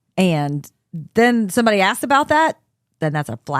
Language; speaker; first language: English; native; English